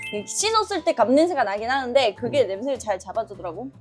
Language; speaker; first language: Korean; non-native, fluent; Japanese